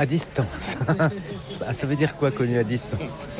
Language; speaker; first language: French; native; French